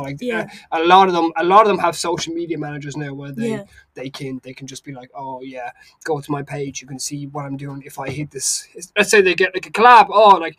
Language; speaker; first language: English; native; English